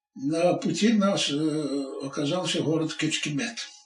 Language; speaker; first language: Russian; non-native, local second language; Ukrainian